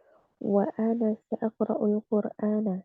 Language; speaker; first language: Arabic; non-native, learner; Indonesian